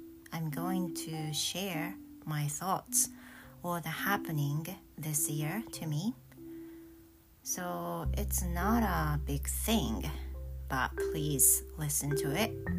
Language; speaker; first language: English; non-native, fluent; Japanese